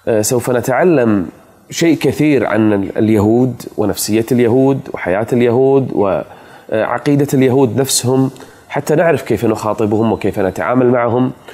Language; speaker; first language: Arabic; native; Arabic